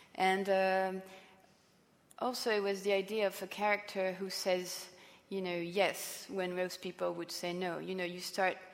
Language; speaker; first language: English; non-native, fluent; French